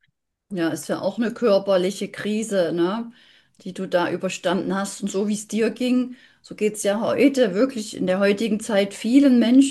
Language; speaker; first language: German; native; German